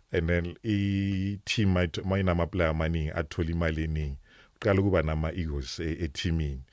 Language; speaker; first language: Zulu; non-native, local second language; Northern Sotho